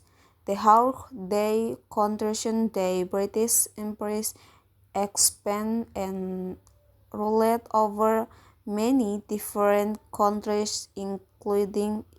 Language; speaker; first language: English; non-native, learner; Indonesian